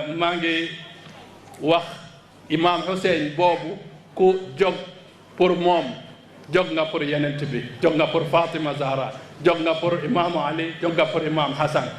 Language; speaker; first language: Wolof; non-native, local second language; Fula